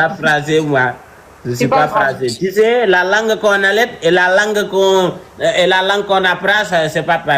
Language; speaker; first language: French; non-native, local second language; Fula